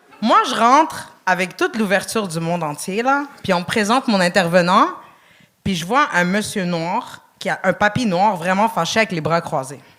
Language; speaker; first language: French; early bilingual, other home language; Arabic